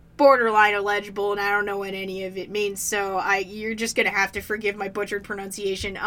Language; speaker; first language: English; native; English